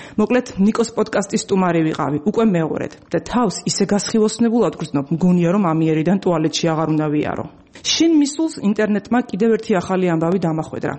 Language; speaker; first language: Georgian; native; Georgian